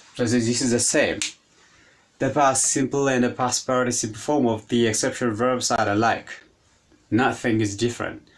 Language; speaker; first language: English; non-native, local second language; Amharic